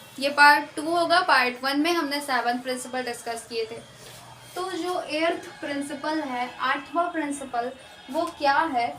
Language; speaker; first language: Hindi; native; Hindi